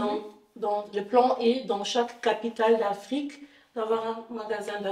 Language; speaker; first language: French; non-native, fluent; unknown